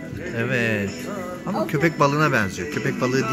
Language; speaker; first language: Turkish; native; Turkish